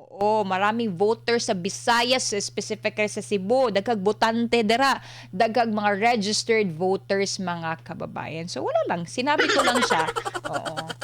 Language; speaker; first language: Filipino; non-native, local second language; Cebuano